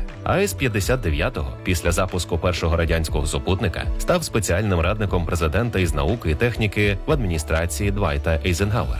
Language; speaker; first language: Ukrainian; native; Ukrainian